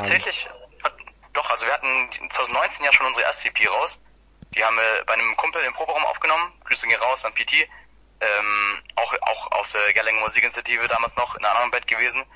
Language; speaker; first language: German; native; German